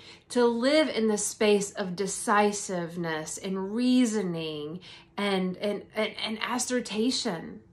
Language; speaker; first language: English; native; English